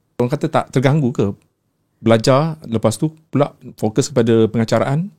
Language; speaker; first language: Malay; native; Malay